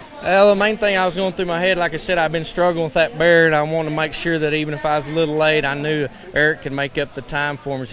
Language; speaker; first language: English; native; English